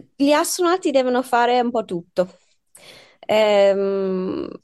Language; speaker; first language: Italian; non-native, fluent; English